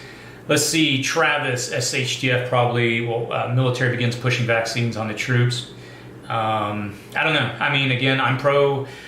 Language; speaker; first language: English; native; English